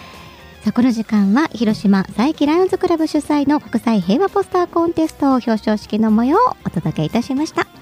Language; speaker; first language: Japanese; native; Japanese